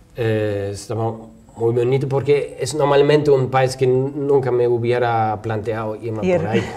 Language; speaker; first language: Spanish; non-native, fluent; German